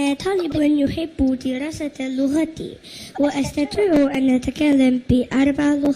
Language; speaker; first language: Arabic; non-native, learner; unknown